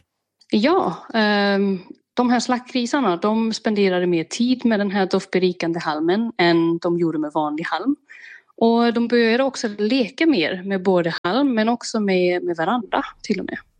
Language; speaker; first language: Swedish; non-native, fluent; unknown